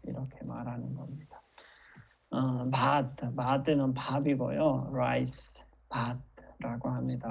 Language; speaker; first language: Korean; non-native, fluent; Nepali